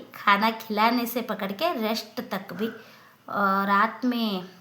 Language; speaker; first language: Hindi; non-native, local second language; Kannada